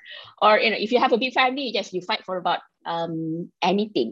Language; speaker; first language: English; non-native, local second language; Malay